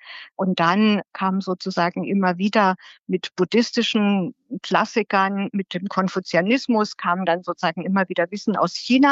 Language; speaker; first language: German; native; German